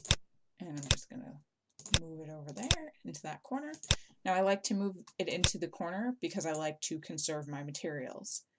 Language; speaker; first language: English; native; English